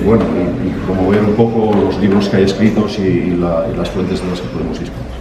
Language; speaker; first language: Spanish; native; Spanish